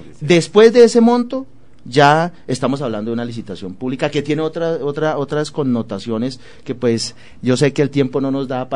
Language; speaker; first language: Spanish; native; Spanish